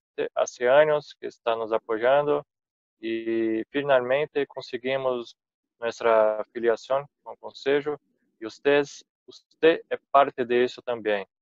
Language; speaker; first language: Spanish; non-native, fluent; Portuguese